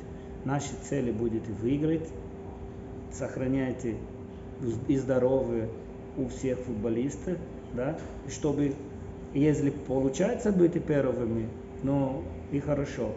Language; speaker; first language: Russian; non-native, fluent; Portuguese